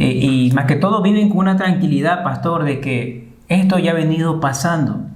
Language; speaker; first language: Spanish; native; Spanish